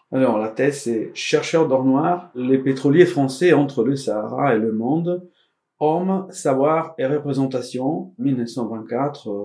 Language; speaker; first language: French; non-native, fluent; Italian